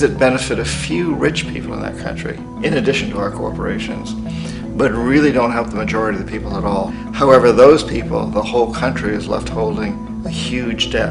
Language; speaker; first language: English; native; English